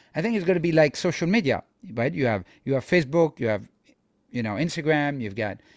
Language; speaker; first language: English; non-native, fluent; French